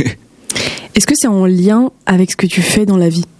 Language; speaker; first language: French; native; French